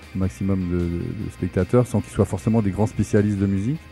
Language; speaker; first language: French; native; French